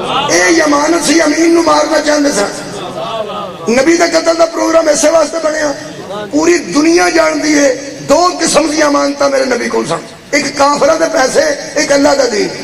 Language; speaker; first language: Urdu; non-native, local second language; Punjabi